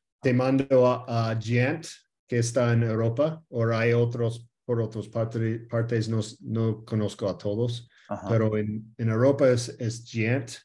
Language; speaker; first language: Spanish; early bilingual, heritage; Spanish